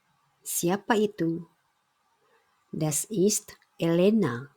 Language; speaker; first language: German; non-native, fluent; Indonesian